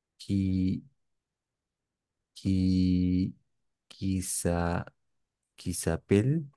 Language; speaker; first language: French; non-native, learner; English